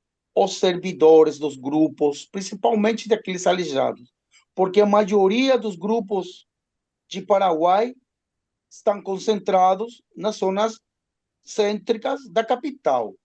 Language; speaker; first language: Portuguese; non-native, learner; Spanish